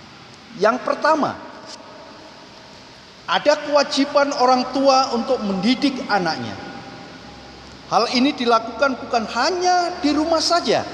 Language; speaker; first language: Indonesian; native; Indonesian